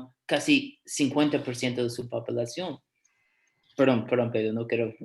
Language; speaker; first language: Spanish; non-native, fluent; English